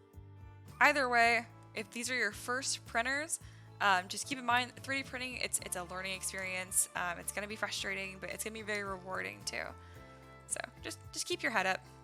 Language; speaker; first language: English; native; English